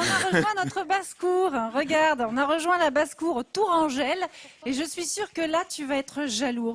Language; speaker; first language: French; native; French